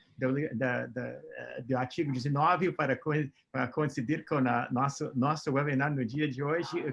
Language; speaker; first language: Portuguese; non-native, fluent; English